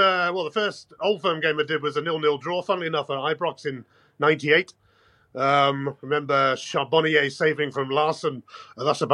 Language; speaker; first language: English; native; English